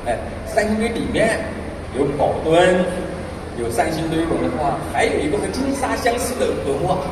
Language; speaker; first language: Chinese; native; Chinese